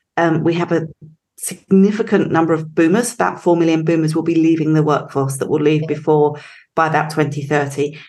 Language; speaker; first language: English; native; English